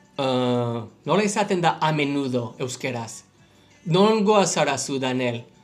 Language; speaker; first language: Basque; non-native, learner; English